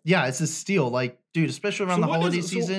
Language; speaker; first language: English; native; English